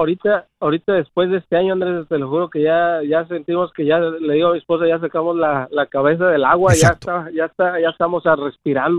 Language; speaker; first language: Spanish; native; Spanish